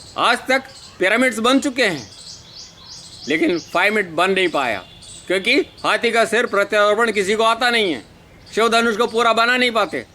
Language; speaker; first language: Hindi; non-native, local second language; Telugu